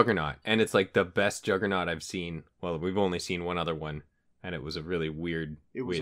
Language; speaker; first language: English; native; English